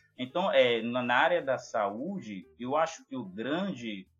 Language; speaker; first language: Portuguese; non-native, fluent; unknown